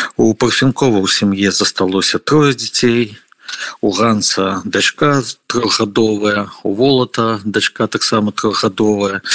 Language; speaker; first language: Belarusian; non-native, local second language; Russian